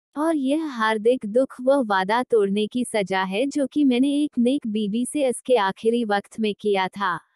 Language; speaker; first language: Hindi; non-native, local second language; Marathi